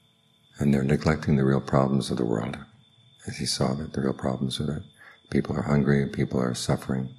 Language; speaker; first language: English; native; English